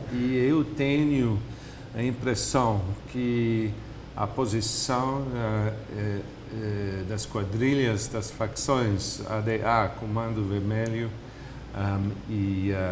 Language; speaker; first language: Portuguese; non-native, fluent; English